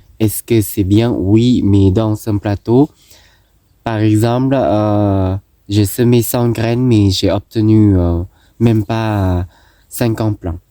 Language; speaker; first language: French; non-native, fluent; Thai